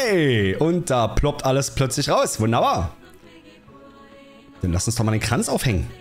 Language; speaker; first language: German; native; German